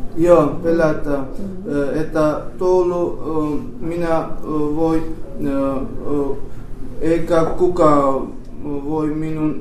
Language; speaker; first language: Finnish; non-native, learner; Armenian